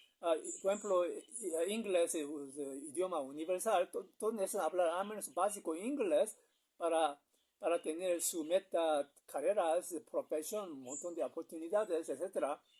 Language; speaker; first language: Spanish; non-native, learner; Korean